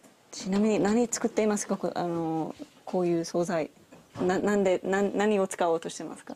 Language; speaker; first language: Japanese; non-native, learner; English